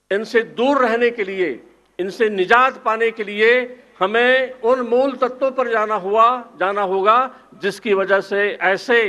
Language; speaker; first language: Hindi; native; Hindi